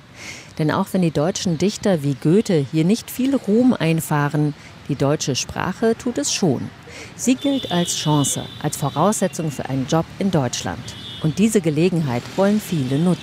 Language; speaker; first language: German; native; German